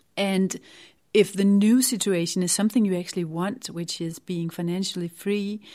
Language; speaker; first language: English; non-native, fluent; Danish